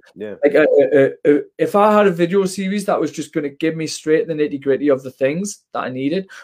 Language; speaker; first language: English; native; English